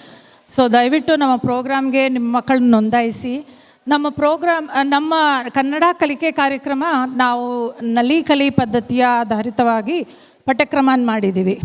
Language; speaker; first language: Kannada; non-native, local second language; Telugu